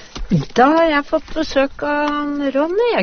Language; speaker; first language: Norwegian; native; Norwegian